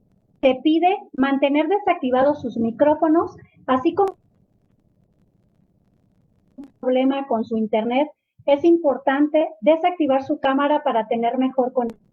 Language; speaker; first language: Spanish; native; Spanish